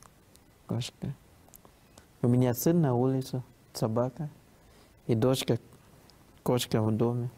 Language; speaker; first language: Russian; non-native, fluent; Thai